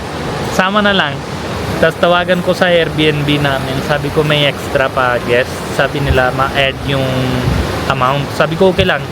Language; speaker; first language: Filipino; non-native, learner; Punjabi